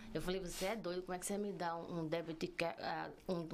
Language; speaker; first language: Portuguese; native; Portuguese